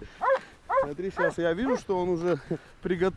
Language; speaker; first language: Russian; native; Russian